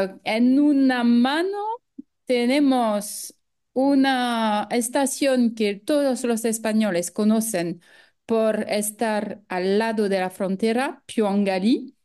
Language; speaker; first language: Spanish; non-native, fluent; French